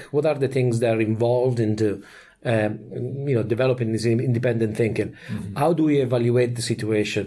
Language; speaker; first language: English; non-native, fluent; Italian